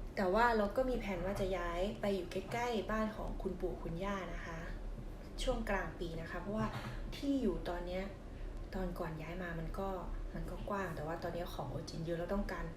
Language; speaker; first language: Thai; non-native, local second language; Northeastern Thai